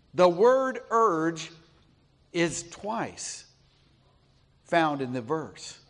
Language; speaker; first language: English; native; English